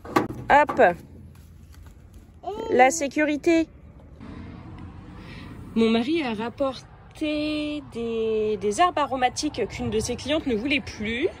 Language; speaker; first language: French; native; French